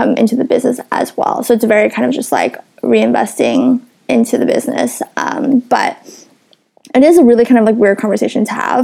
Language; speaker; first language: English; native; English